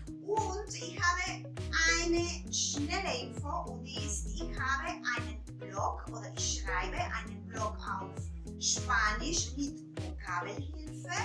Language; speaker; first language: German; non-native, fluent; Spanish